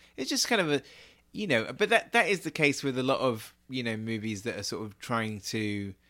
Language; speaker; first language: English; native; English